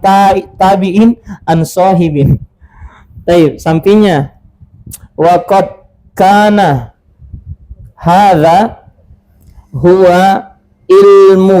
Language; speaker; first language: Arabic; non-native, fluent; Indonesian